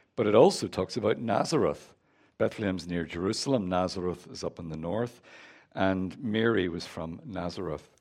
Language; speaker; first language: English; native; English